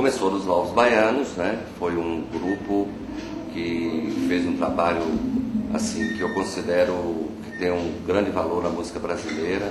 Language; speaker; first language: Portuguese; native; Portuguese